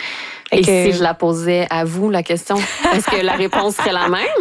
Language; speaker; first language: French; native; French